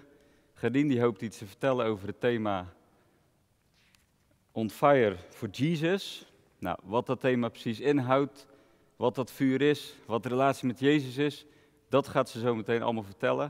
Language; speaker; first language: Dutch; native; Dutch